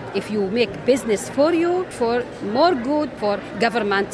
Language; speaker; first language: English; non-native, learner; Arabic